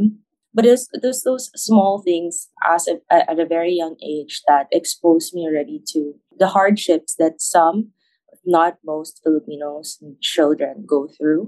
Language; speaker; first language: English; non-native, local second language; Filipino